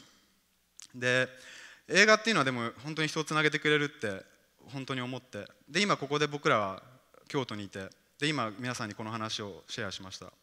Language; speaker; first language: Japanese; native; Japanese